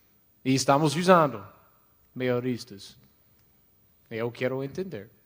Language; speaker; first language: Portuguese; non-native, fluent; English